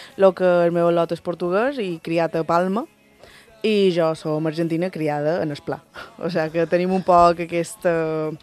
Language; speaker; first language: Catalan; early bilingual, other home language; Spanish